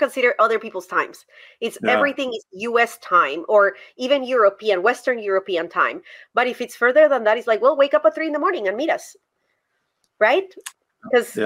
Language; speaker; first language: English; non-native, fluent; Spanish